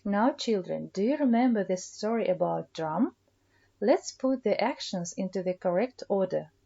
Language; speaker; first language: English; non-native, fluent; Kazakh